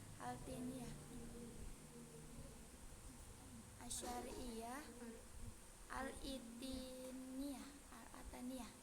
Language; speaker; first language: Arabic; non-native, learner; Indonesian